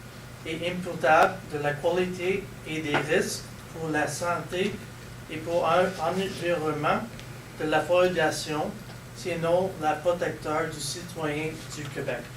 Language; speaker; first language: French; non-native, local second language; English